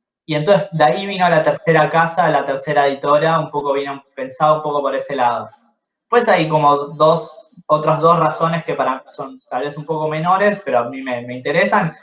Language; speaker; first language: Spanish; native; Spanish